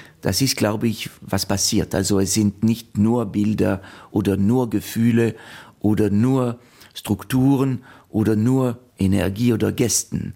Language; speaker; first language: German; non-native, fluent; French